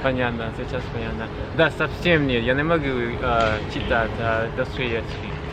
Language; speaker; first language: Russian; non-native, learner; English